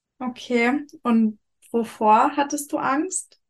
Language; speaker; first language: German; native; German